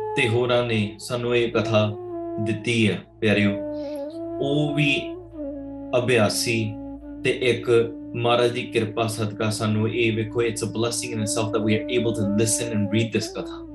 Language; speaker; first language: Punjabi; early bilingual, heritage; Punjabi